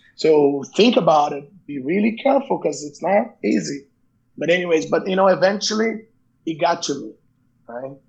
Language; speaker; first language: English; non-native, fluent; Portuguese